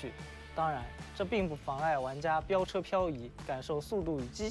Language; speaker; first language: Chinese; native; Chinese